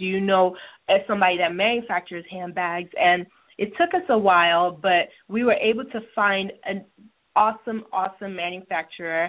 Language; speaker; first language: English; non-native, local second language; Yoruba